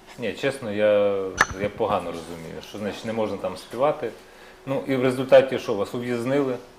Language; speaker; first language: Ukrainian; native; Ukrainian